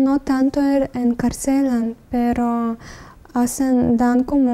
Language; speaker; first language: Spanish; non-native, learner; Russian